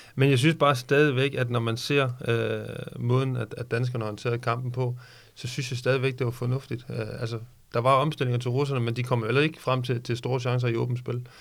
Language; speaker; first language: Danish; native; Danish